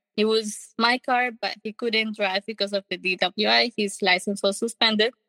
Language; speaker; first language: English; non-native, fluent; Spanish